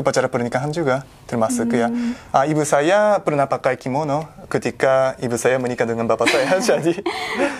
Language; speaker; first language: Indonesian; non-native, fluent; Japanese